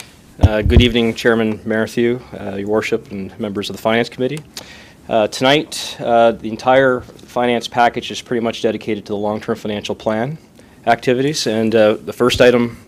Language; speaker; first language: English; native; English